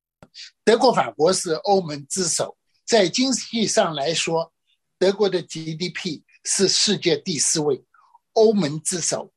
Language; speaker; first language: Chinese; native; Chinese